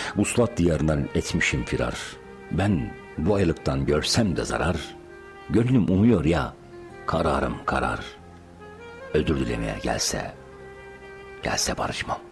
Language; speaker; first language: Turkish; native; Turkish